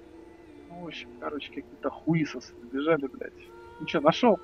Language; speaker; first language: Russian; native; Russian